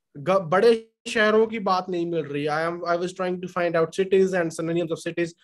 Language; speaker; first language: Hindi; non-native, local second language; Punjabi